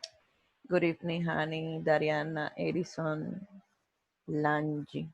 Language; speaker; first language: English; non-native, fluent; Spanish